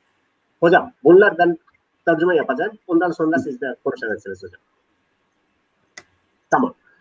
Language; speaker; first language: Turkish; non-native, learner; Bangla